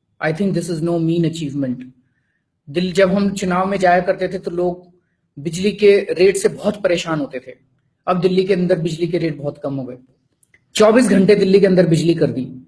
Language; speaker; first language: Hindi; native; Hindi